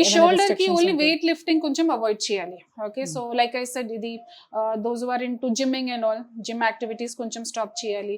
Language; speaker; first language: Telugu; non-native, local second language; Hindi